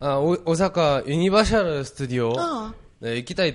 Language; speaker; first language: Japanese; non-native, learner; Korean